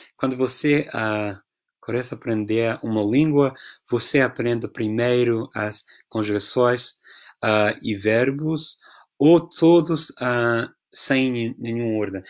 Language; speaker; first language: Portuguese; non-native, fluent; English